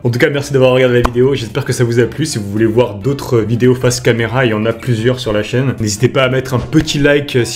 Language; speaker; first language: French; native; French